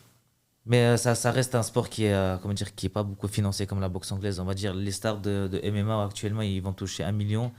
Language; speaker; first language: French; early bilingual, other home language; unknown